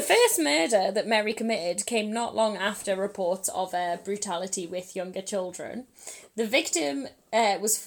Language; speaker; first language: English; native; English